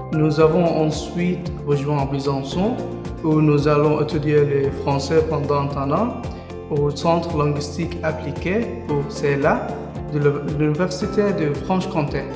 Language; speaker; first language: French; non-native, learner; Arabic